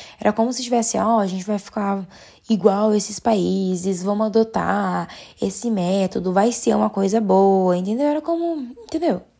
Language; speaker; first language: Portuguese; native; Portuguese